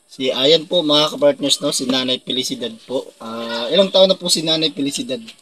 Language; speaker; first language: Filipino; non-native, local second language; Waray